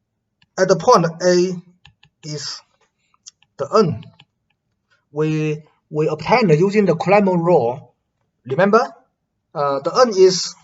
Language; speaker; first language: English; non-native, fluent; Chinese